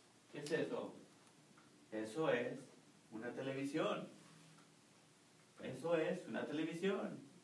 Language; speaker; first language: Spanish; native; Spanish